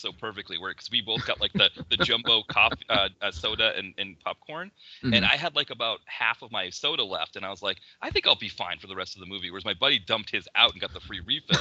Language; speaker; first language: English; native; English